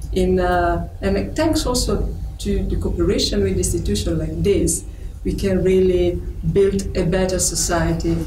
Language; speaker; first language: English; non-native, fluent; Italian